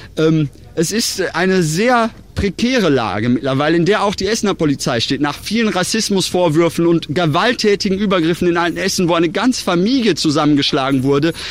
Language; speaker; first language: German; native; German